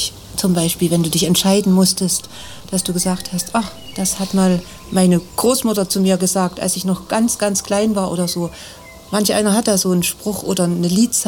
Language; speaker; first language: German; native; German